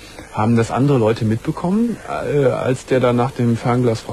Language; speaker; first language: German; native; German